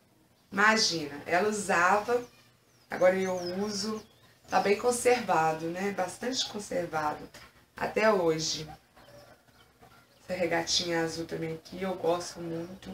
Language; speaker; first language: Portuguese; native; Portuguese